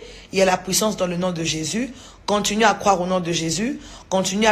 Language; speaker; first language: French; non-native, local second language; Lingala